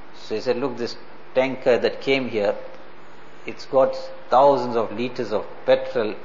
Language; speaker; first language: English; native; English